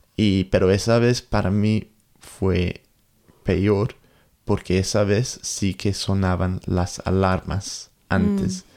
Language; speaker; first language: Spanish; non-native, learner; English